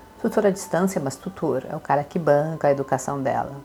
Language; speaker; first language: Portuguese; native; Portuguese